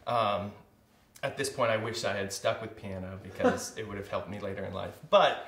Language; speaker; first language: English; native; English